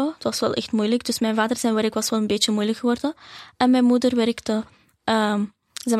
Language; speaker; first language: Dutch; early bilingual, other home language; Arabic